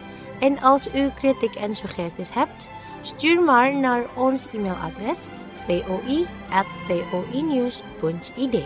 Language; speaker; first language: Dutch; non-native, fluent; Indonesian